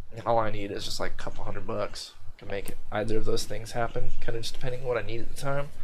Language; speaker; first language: English; native; English